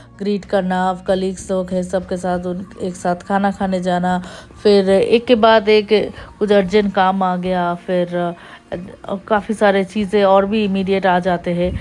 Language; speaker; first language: Hindi; non-native, local second language; Bangla